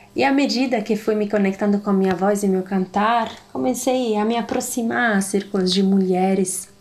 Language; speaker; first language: Portuguese; non-native, fluent; Italian